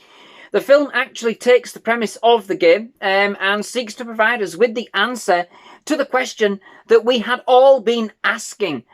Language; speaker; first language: English; native; English